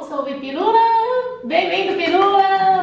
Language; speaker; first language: Portuguese; non-native, fluent; Chinese